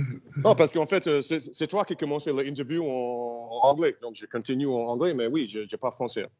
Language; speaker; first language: French; non-native, learner; English